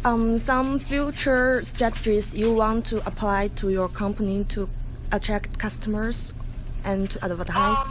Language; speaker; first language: English; non-native, learner; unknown